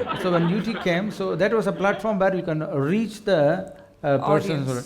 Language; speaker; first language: English; non-native, local second language; Tamil